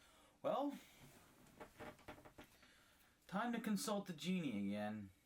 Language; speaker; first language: English; native; English